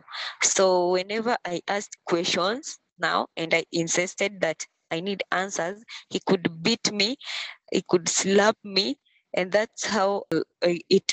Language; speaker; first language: English; non-native, local second language; Luo (Kenya and Tanzania)